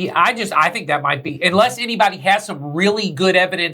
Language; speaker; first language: English; native; English